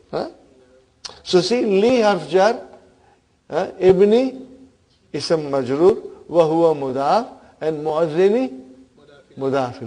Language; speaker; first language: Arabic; non-native, fluent; Urdu